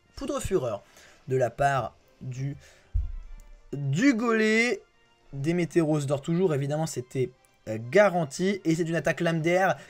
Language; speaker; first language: French; native; French